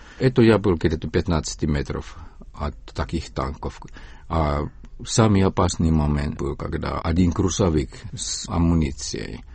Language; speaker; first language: Russian; non-native, fluent; Estonian